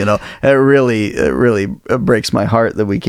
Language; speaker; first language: English; native; English